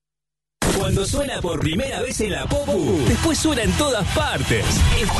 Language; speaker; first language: Spanish; native; Spanish